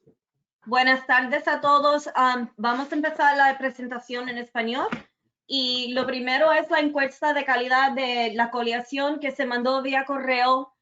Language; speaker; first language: Spanish; early bilingual, other home language; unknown